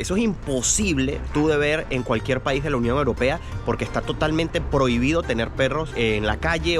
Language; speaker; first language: Spanish; native; Spanish